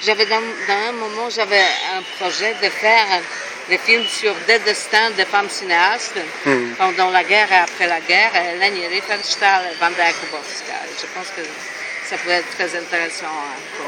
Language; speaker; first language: French; non-native, fluent; Polish